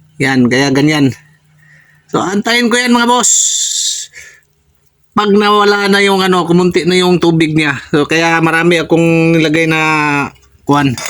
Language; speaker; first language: Filipino; non-native, local second language; Cebuano